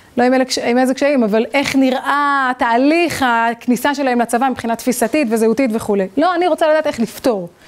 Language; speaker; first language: Hebrew; native; Hebrew